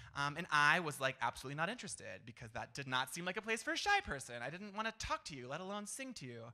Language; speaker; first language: English; native; English